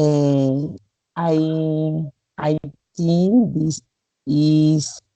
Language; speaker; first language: English; non-native, learner; Spanish